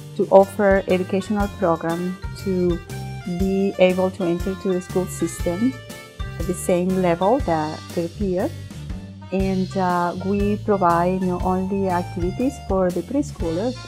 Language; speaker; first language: English; non-native, fluent; Spanish